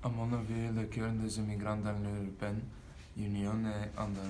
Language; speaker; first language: French; non-native, learner; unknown